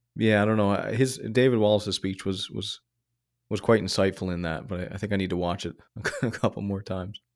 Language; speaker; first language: English; native; English